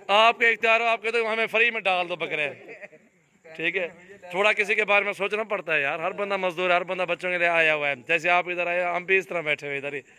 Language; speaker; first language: Urdu; non-native, local second language; Saraiki